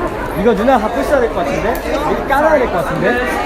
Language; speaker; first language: Korean; native; Korean